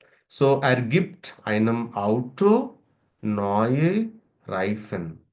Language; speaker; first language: German; non-native, learner; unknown